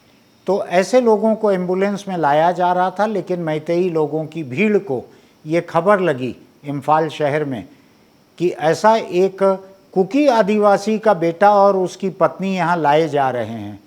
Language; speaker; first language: Hindi; native; Hindi